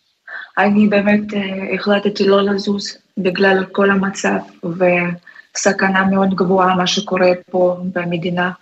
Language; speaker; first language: Hebrew; non-native, fluent; Russian